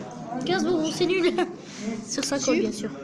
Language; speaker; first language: French; native; French